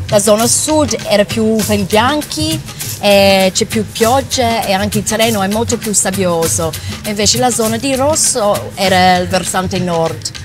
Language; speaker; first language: Italian; non-native, fluent; English